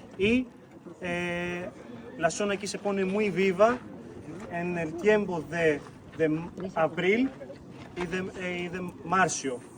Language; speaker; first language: Spanish; non-native, fluent; Greek